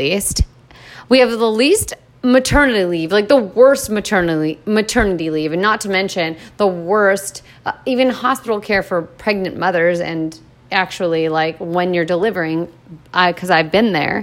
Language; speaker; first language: English; native; English